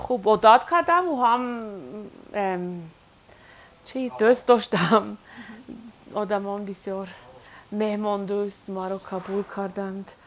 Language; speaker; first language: Persian; non-native, learner; Swiss German